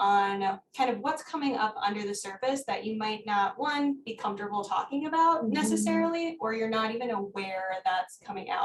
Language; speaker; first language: English; native; English